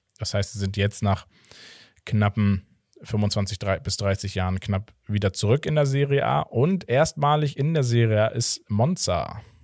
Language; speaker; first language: German; early bilingual, other home language; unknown